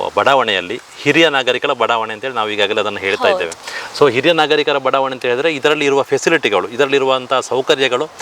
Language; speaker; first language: Kannada; native; Kannada